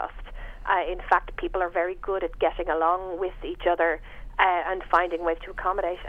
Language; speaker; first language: English; native; English